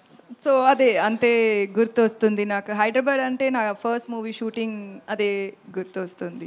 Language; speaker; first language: Telugu; non-native, learner; Tamil